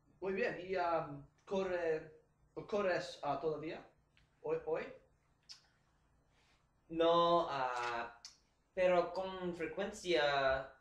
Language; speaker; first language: Spanish; non-native, learner; English